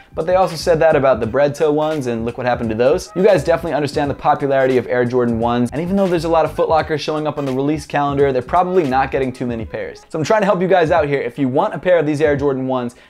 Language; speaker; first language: English; native; English